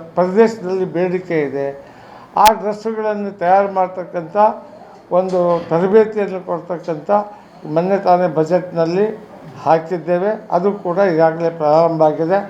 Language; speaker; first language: Kannada; non-native, local second language; Lambadi